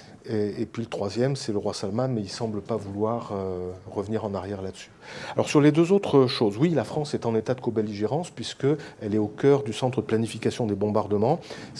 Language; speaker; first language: French; native; French